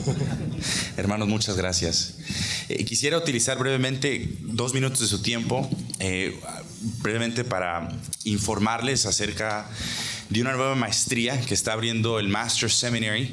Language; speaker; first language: Spanish; native; Spanish